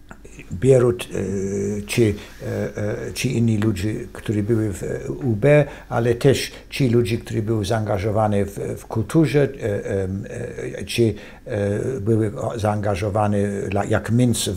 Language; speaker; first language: Polish; non-native, fluent; English